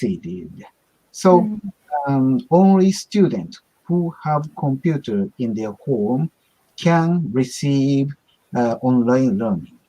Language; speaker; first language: English; non-native, learner; Japanese